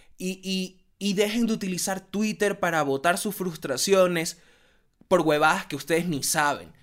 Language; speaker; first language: Spanish; native; Spanish